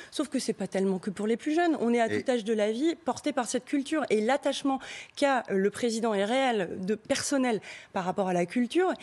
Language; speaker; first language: French; native; French